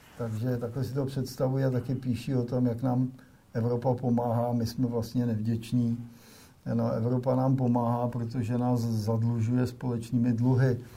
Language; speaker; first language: Czech; native; Czech